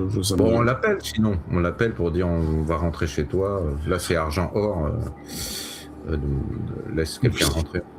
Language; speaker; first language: French; native; French